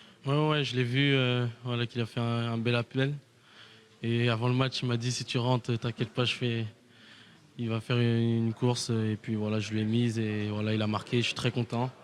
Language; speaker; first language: French; native; French